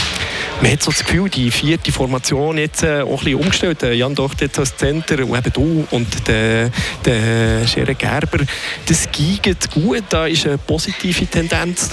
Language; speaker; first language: German; native; German